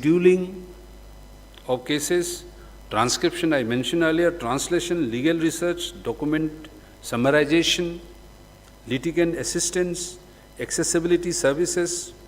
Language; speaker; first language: English; non-native, local second language; Manipuri